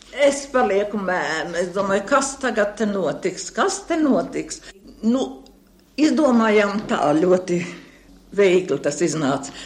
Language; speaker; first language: Latvian; native; Latvian